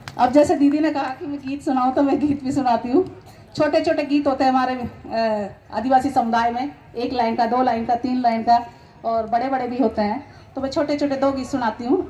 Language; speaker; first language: Hindi; non-native, local second language; Rajasthani